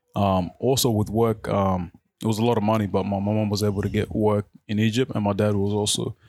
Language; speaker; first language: English; non-native, local second language; Arabic